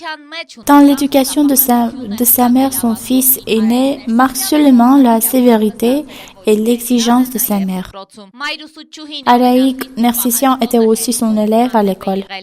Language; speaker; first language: French; non-native, fluent; Armenian